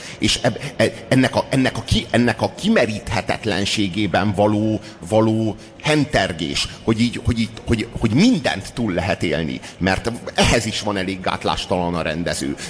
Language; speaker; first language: Hungarian; native; Hungarian